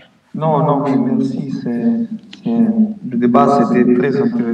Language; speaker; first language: French; non-native, fluent; Italian